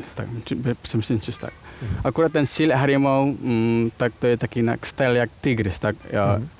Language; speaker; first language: Polish; non-native, learner; Minangkabau